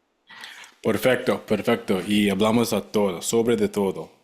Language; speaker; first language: Spanish; non-native, learner; English